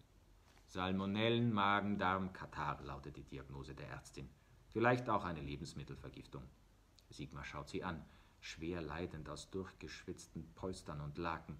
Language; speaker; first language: German; native; German